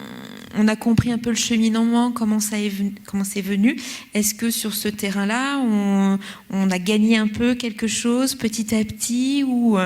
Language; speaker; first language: French; native; French